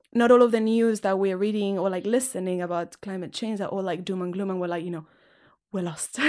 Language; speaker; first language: English; non-native, fluent; Spanish